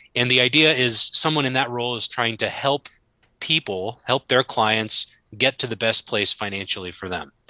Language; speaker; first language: English; native; English